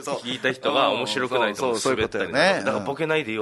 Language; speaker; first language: Japanese; native; Japanese